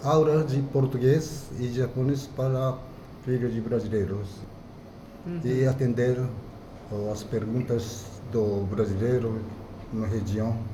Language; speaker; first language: Portuguese; non-native, fluent; Japanese